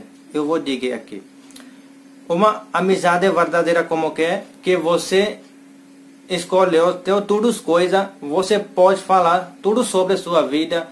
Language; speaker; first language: Portuguese; non-native, learner; Hindi